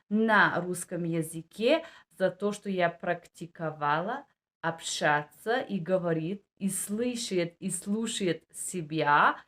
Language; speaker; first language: Russian; non-native, learner; Bulgarian